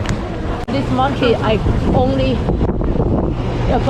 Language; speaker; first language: English; non-native, learner; Chinese